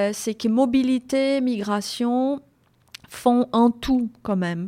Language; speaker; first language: French; non-native, fluent; Portuguese